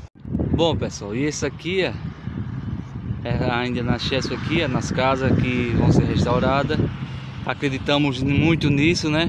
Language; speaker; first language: Portuguese; native; Portuguese